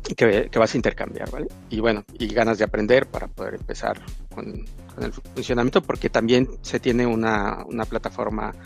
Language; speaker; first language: Spanish; native; Spanish